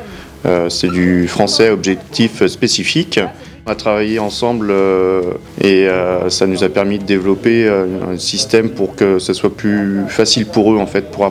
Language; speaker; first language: French; native; French